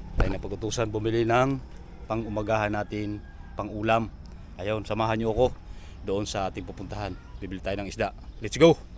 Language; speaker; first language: Filipino; native; Filipino